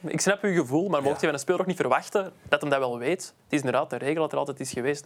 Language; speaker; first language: Dutch; native; Dutch